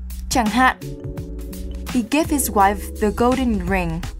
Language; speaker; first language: English; non-native, fluent; Vietnamese